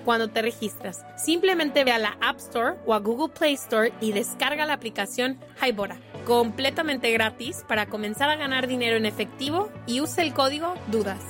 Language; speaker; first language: Spanish; native; Spanish